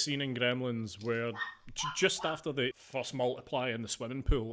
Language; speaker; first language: English; native; English